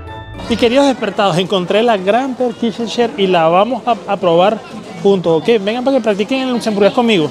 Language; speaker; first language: Spanish; native; Spanish